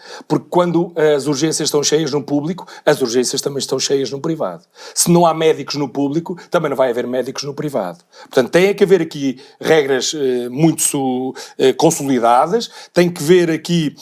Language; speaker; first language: Portuguese; native; Portuguese